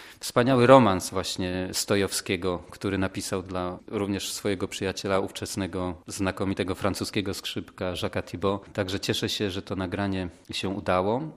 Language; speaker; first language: Polish; native; Polish